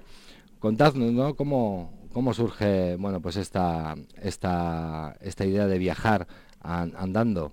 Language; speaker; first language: Spanish; native; Spanish